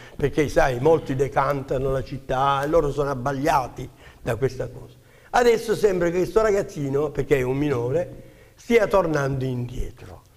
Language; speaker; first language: Italian; native; Italian